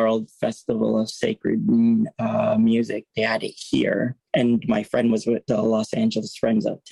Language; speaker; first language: English; native; English